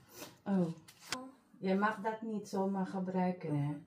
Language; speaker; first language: Dutch; non-native, fluent; Filipino